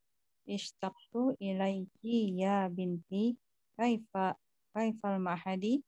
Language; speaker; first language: Arabic; non-native, learner; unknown